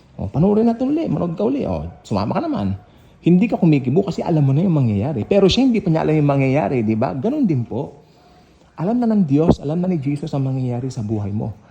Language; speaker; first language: Filipino; native; Filipino